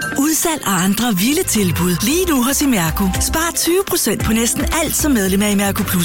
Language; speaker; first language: Danish; native; Danish